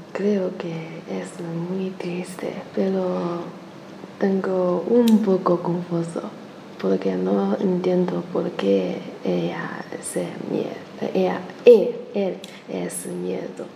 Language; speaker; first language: Spanish; non-native, learner; Chinese